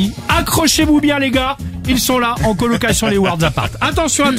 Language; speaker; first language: French; native; French